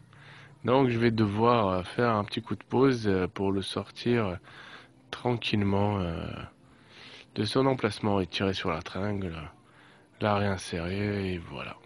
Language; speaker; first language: French; native; French